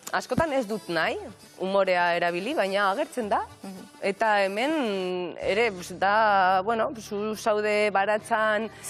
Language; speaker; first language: Basque; non-native, local second language; Spanish